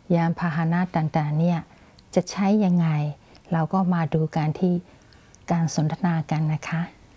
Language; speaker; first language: Thai; non-native, fluent; Burmese